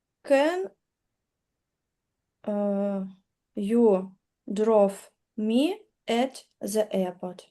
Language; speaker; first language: English; non-native, learner; Russian